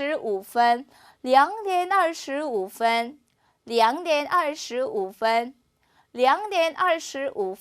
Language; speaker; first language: Chinese; non-native, fluent; Korean